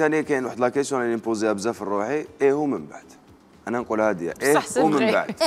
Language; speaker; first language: Arabic; native; Arabic